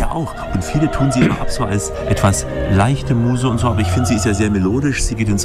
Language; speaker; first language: German; native; German